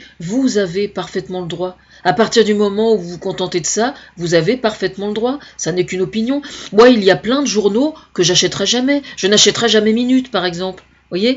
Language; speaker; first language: French; native; French